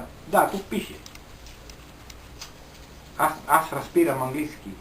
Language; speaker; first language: Bulgarian; non-native, learner; Finnish